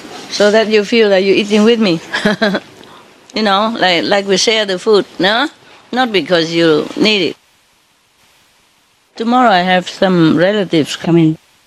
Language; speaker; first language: English; non-native, fluent; Vietnamese